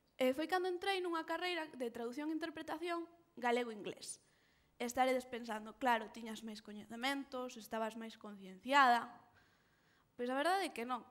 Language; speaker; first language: Galician; non-native, local second language; Spanish